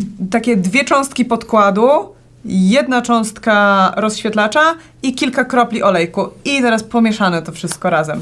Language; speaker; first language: Polish; native; Polish